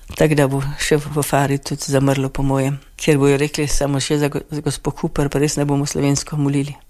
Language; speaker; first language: Slovenian; native; Slovenian